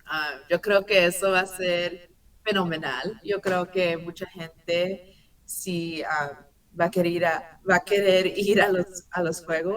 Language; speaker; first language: Spanish; early bilingual, heritage; English